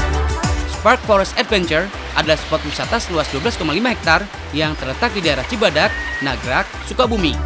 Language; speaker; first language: Indonesian; native; Indonesian